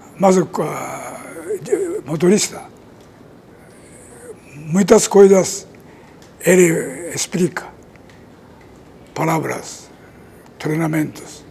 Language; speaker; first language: Portuguese; non-native, learner; Japanese